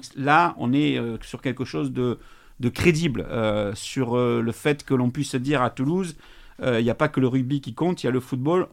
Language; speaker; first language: French; native; French